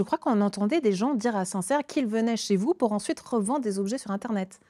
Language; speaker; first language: French; native; French